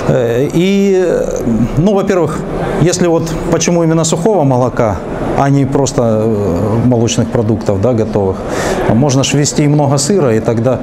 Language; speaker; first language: Russian; native; Russian